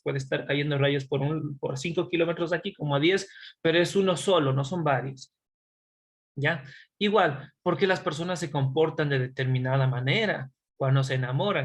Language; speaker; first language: Spanish; native; Spanish